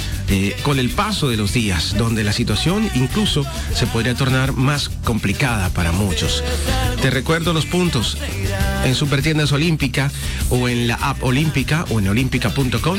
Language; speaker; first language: Spanish; native; Spanish